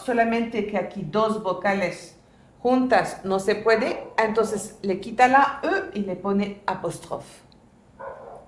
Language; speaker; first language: Spanish; non-native, fluent; French